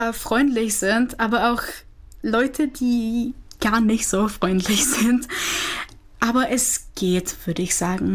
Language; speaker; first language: German; non-native, fluent; Czech